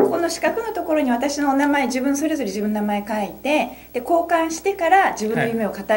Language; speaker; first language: Japanese; native; Japanese